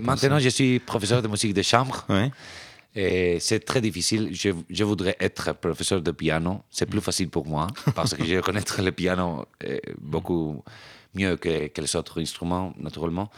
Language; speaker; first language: French; non-native, fluent; Spanish